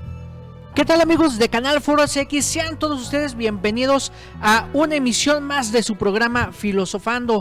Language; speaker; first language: Spanish; native; Spanish